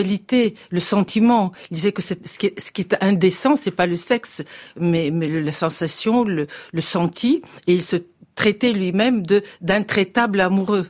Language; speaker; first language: French; non-native, fluent; Bulgarian